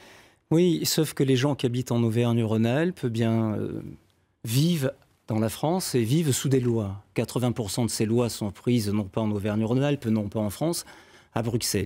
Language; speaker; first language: French; native; French